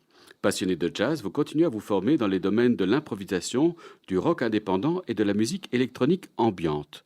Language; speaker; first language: French; native; French